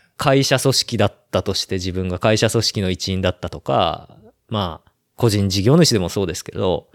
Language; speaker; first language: Japanese; native; Japanese